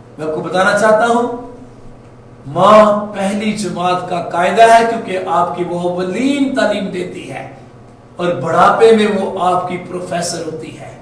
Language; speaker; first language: Urdu; non-native, local second language; Punjabi